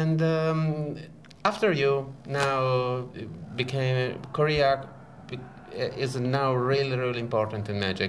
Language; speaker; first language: English; non-native, learner; Italian